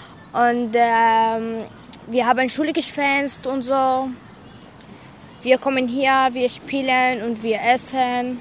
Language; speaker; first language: German; non-native, learner; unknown